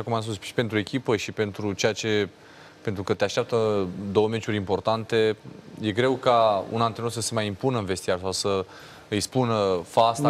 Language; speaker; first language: Romanian; native; Romanian